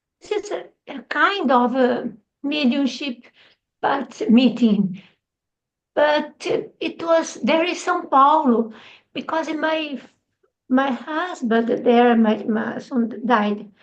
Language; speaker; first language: English; non-native, learner; Portuguese